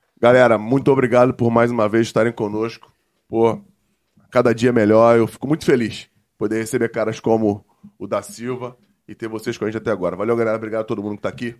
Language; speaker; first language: Portuguese; native; Portuguese